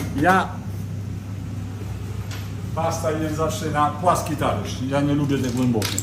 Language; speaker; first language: Polish; non-native, learner; Italian